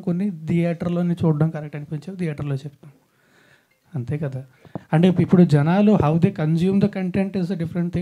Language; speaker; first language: Telugu; native; Telugu